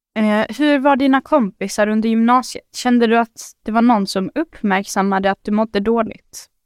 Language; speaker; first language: Swedish; early bilingual, other home language; Arabic